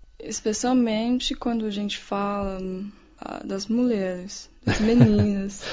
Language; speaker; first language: Portuguese; non-native, fluent; Chinese